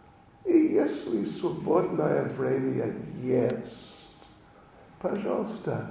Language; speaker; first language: Russian; non-native, learner; English